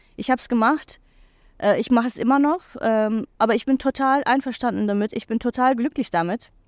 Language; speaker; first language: German; non-native, fluent; Turkish